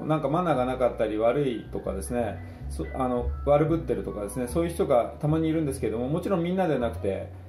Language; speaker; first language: Japanese; native; Japanese